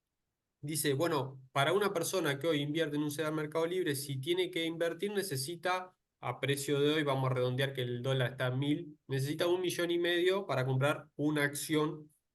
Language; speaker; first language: Spanish; native; Spanish